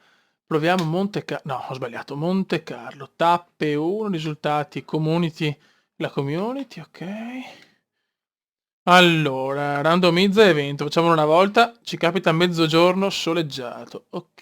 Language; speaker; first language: Italian; native; Italian